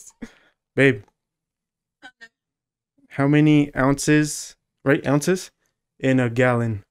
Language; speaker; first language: English; native; English